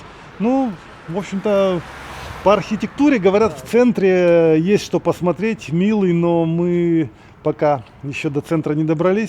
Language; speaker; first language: Russian; native; Russian